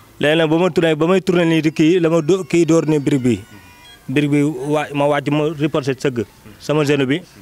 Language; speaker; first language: Wolof; native; Wolof